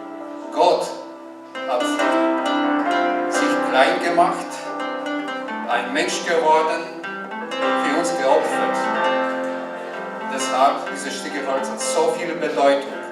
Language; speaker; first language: German; non-native, learner; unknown